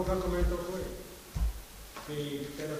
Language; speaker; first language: Italian; non-native, fluent; English